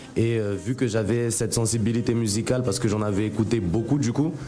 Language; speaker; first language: French; native; French